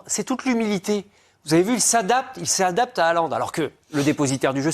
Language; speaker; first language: French; native; French